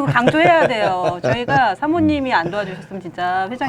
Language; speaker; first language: Korean; native; Korean